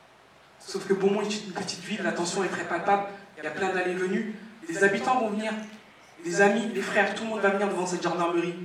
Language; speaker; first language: French; native; French